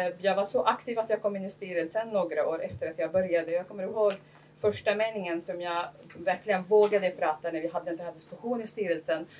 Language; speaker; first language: Swedish; non-native, fluent; Arabic